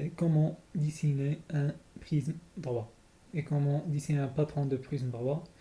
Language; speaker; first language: French; non-native, local second language; Arabic